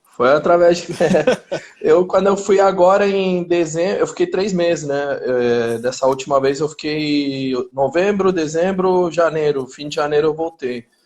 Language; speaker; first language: Portuguese; early bilingual, other home language; Spanish